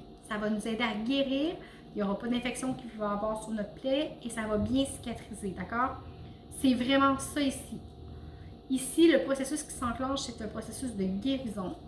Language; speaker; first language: French; native; French